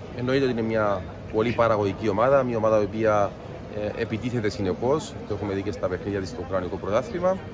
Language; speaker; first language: Greek; native; Greek